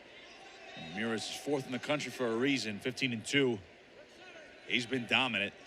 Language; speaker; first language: English; native; English